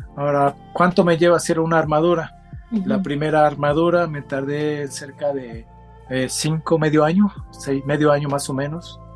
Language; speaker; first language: Spanish; native; Spanish